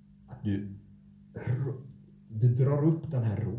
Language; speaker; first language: Swedish; non-native, fluent; English